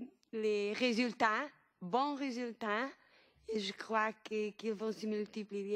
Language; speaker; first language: French; non-native, fluent; Portuguese